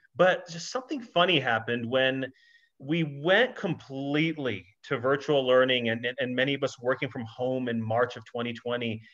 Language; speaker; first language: English; native; English